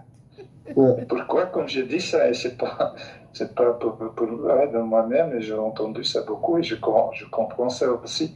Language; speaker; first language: French; non-native, local second language; Dutch